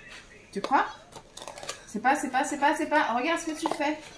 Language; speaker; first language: French; native; French